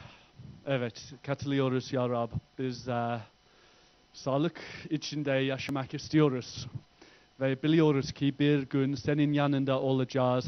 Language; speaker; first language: Turkish; non-native, fluent; English